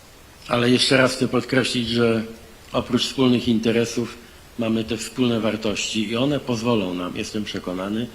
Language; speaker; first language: Polish; native; Polish